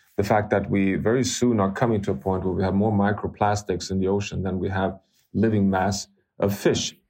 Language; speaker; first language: English; non-native, fluent; Swedish